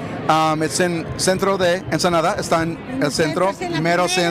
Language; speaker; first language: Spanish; early bilingual, heritage; Spanish